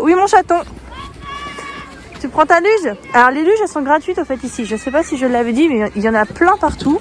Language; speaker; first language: French; native; French